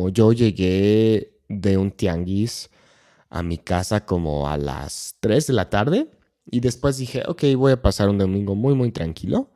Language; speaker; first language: Spanish; non-native, fluent; English